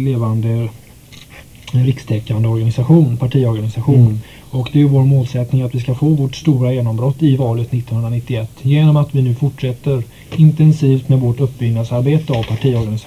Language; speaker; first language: Swedish; native; Swedish